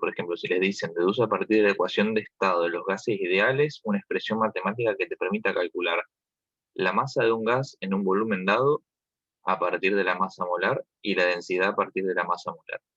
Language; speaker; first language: Spanish; native; Spanish